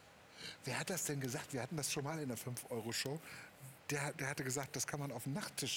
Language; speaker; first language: German; native; German